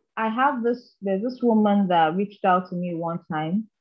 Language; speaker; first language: English; non-native, local second language; Igbo